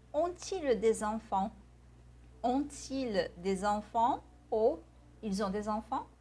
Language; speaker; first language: French; non-native, fluent; Portuguese